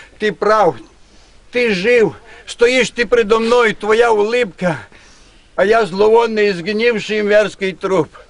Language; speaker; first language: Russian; non-native, local second language; Ukrainian